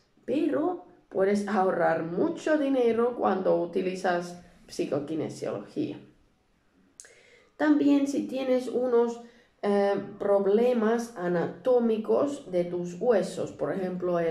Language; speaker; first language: Spanish; non-native, learner; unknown